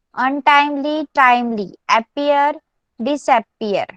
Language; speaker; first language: English; non-native, local second language; Marathi